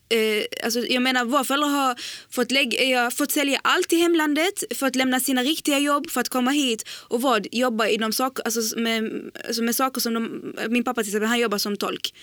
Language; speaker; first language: Swedish; early bilingual, other home language; Arabic